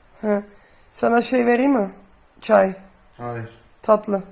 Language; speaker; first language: Turkish; early bilingual, heritage; Turkish